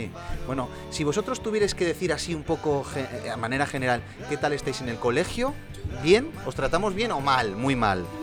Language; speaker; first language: Spanish; native; Spanish